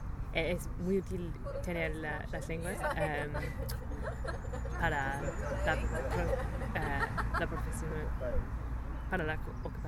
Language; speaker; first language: Spanish; non-native, learner; English